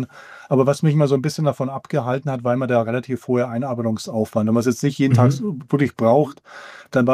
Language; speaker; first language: German; native; German